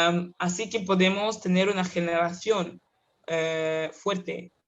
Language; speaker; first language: Spanish; non-native, fluent; Kinyarwanda